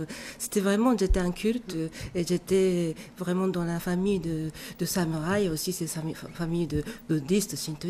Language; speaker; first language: French; non-native, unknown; Japanese